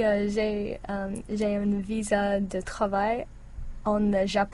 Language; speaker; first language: French; non-native, learner; English